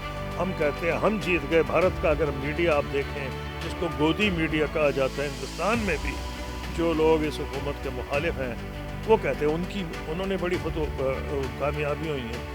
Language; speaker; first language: Urdu; native; Urdu